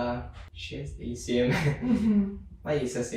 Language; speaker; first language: Russian; non-native, learner; Turkmen